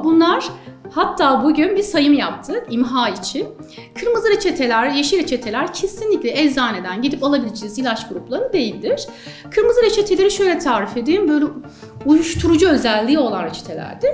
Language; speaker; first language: Turkish; native; Turkish